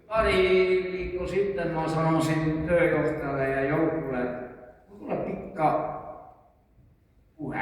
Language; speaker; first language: Finnish; non-native, local second language; Estonian